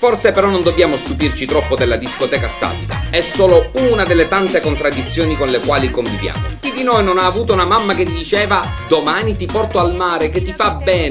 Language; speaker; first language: Italian; native; Italian